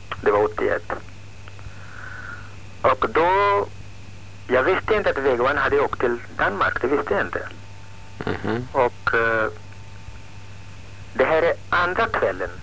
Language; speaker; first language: Swedish; non-native, fluent; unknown